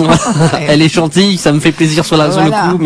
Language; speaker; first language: French; native; French